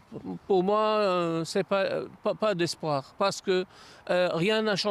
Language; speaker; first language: French; non-native, fluent; Arabic